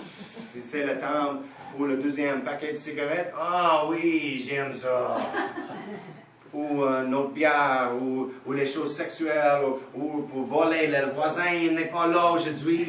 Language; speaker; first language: French; non-native, fluent; English